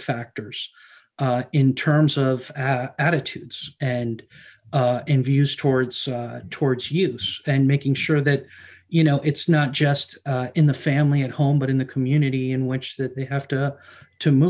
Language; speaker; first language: English; native; English